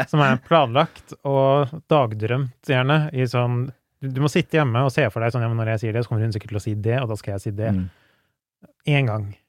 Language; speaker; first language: Norwegian; early bilingual, other home language; Persian